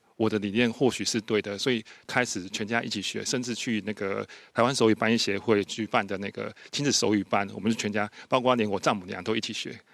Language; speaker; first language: Chinese; native; Chinese